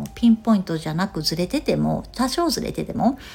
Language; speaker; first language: Japanese; native; Japanese